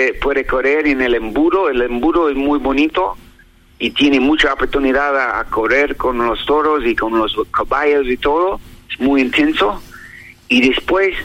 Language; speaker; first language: Spanish; non-native, learner; English